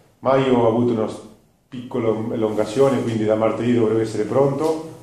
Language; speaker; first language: Italian; non-native, fluent; Spanish